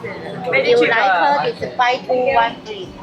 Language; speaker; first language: English; non-native, learner; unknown